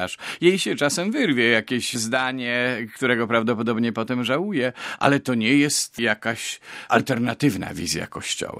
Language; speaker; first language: Polish; native; Polish